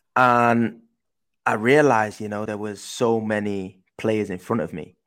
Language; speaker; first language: English; native; English